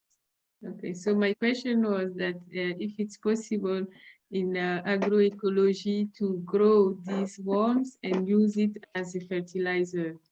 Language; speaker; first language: English; non-native, fluent; French